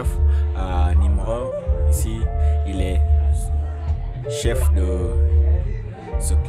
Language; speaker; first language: French; non-native, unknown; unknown